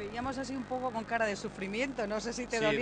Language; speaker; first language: Spanish; native; Spanish